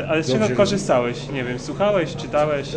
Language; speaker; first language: Polish; native; Polish